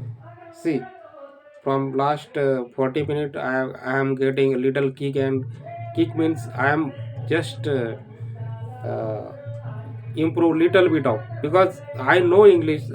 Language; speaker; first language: English; non-native, learner; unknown